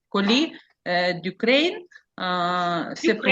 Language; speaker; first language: French; non-native, learner; Ukrainian